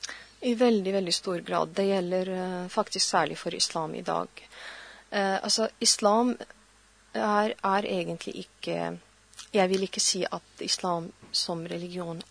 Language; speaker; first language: Norwegian; non-native, fluent; Arabic